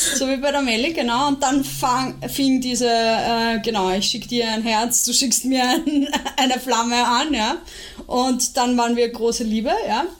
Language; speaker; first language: German; early bilingual, other home language; Bosnian